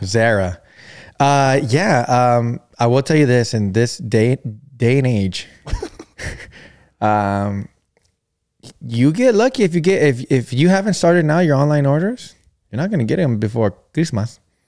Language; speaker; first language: English; early bilingual, other home language; Spanish